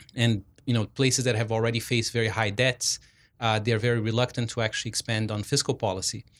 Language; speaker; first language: English; non-native, fluent; Portuguese